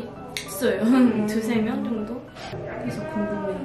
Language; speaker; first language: Korean; non-native, fluent; Cantonese